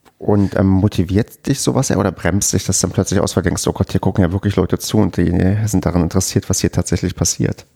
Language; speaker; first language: German; native; German